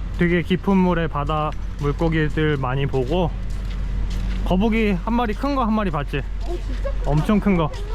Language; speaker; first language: Korean; native; Korean